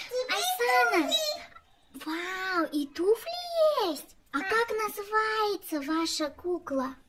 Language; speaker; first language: Russian; non-native, local second language; Kazakh